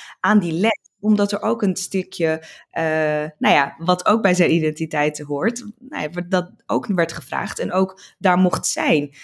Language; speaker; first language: Dutch; early bilingual, other home language; Tigrinya